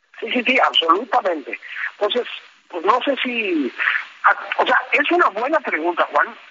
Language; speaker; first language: Spanish; native; Spanish